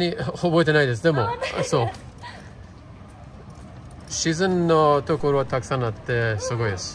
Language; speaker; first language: Japanese; non-native, learner; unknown